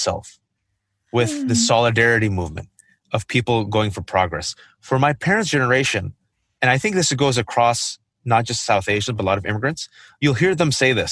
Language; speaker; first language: English; native; English